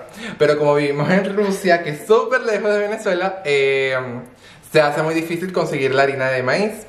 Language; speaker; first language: Spanish; native; Spanish